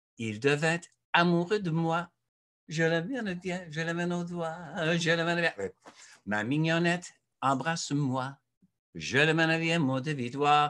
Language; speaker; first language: French; native; French